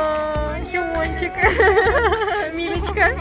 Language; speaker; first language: Russian; early bilingual, heritage; Russian